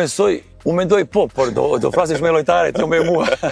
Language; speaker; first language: Albanian; non-native, learner; Serbian